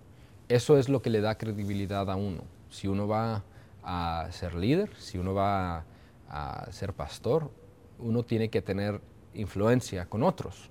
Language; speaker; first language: Spanish; early bilingual, heritage; Spanish